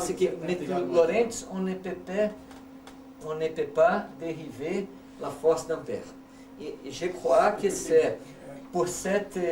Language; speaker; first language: French; non-native, learner; Portuguese